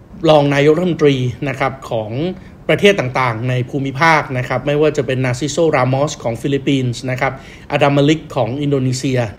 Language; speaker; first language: Thai; native; Thai